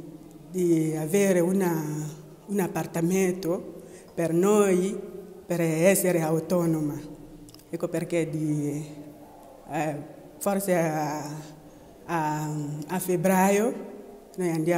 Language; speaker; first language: Italian; non-native, learner; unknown